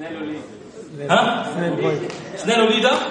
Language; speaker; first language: Swedish; early bilingual, other home language; Arabic